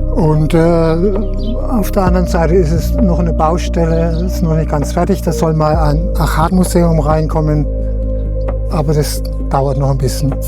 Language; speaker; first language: German; native; German